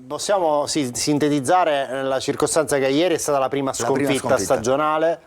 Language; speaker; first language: Italian; native; Italian